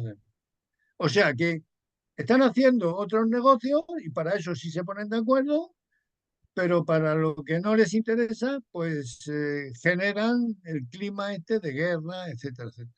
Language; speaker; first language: Spanish; native; Spanish